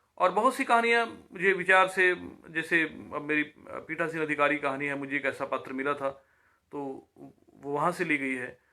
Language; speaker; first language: Hindi; native; Hindi